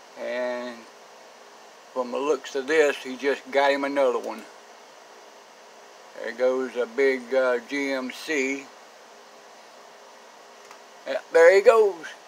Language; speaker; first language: English; native; English